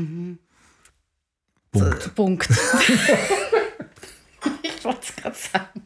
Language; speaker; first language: German; native; German